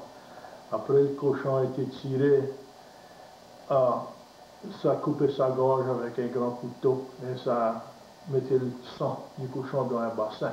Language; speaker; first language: French; native; French